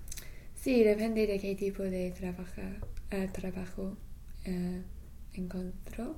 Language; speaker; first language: Spanish; non-native, fluent; English